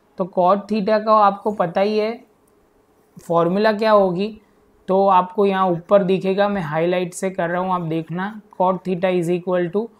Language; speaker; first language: Hindi; non-native, local second language; Gujarati